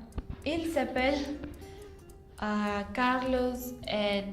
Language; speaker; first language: French; non-native, learner; Spanish